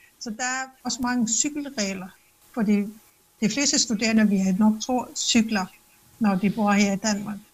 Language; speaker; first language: Danish; non-native, local second language; Kalaallisut